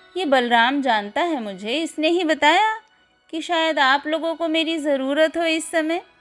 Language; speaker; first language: Hindi; native; Hindi